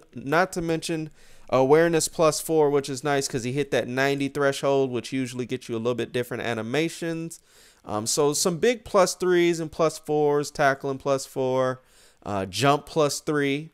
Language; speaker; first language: English; native; English